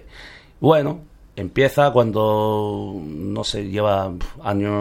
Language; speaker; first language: Spanish; non-native, learner; Chinese